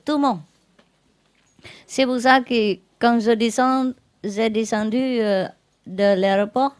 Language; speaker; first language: French; non-native, learner; Vietnamese